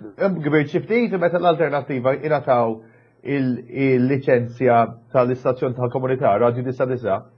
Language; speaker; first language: Maltese; early bilingual, other home language; English